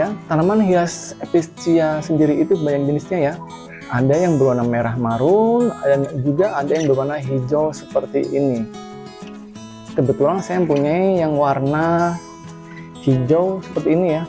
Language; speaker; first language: Indonesian; native; Indonesian